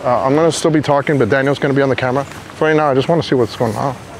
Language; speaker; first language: English; early bilingual, other home language; Spanish